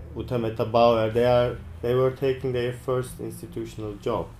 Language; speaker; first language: English; non-native, fluent; Turkish